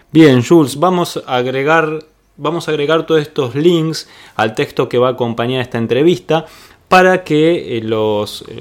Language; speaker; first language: Spanish; native; Spanish